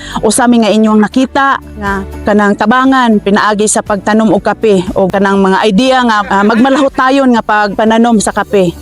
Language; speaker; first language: Cebuano; non-native, local second language; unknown